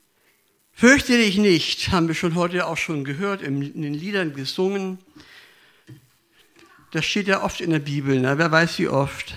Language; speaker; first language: German; native; German